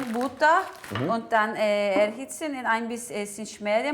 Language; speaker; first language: German; non-native, learner; Turkish